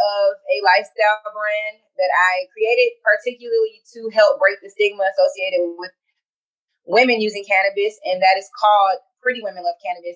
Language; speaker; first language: English; native; English